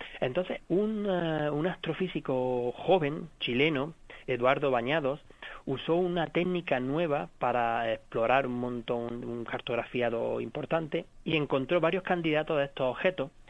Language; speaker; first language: Spanish; native; Spanish